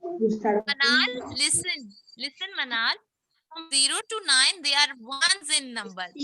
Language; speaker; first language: English; non-native, fluent; Urdu